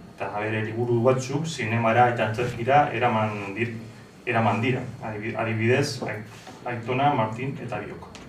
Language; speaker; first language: Basque; non-native, local second language; Spanish